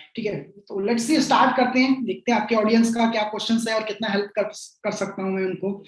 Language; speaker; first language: Hindi; non-native, local second language; Bangla